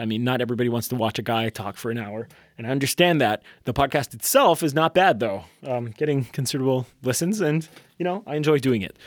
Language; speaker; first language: English; non-native, fluent; French